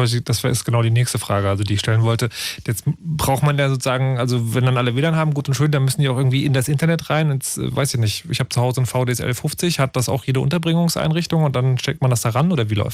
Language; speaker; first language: German; native; German